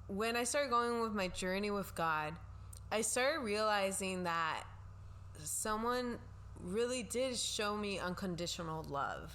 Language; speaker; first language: English; non-native, local second language; Spanish